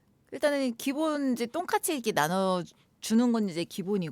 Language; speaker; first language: Korean; native; Korean